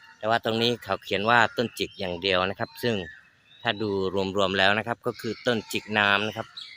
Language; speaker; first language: Thai; non-native, local second language; Malay